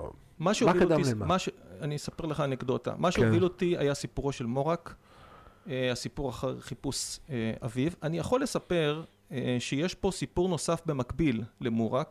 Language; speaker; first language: Hebrew; native; Hebrew